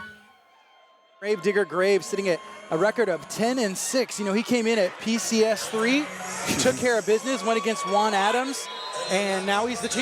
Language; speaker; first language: English; native; English